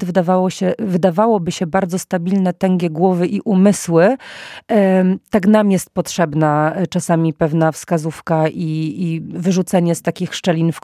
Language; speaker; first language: Polish; native; Polish